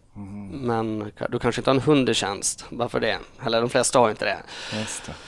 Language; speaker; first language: Swedish; native; Swedish